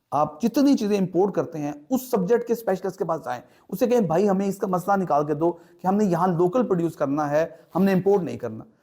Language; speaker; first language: Urdu; native; Urdu